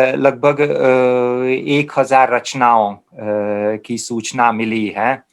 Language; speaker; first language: Hindi; non-native, fluent; Hungarian